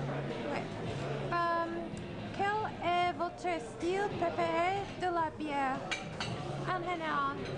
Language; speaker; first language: French; non-native, learner; English